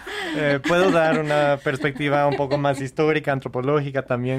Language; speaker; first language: Spanish; non-native, fluent; English